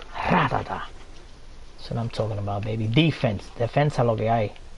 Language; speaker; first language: English; early bilingual, other home language; Spanish